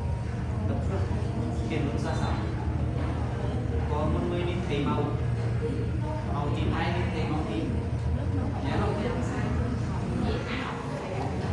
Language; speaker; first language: Vietnamese; non-native, learner; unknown